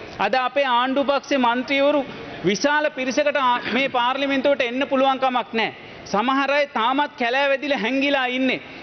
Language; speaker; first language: Sinhala; native; Sinhala